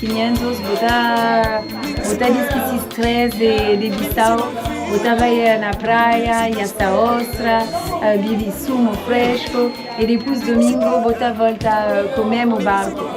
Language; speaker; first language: Portuguese; non-native, local second language; Upper Guinea Crioulo